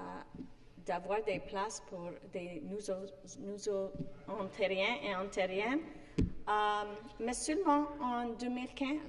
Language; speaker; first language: French; non-native, fluent; English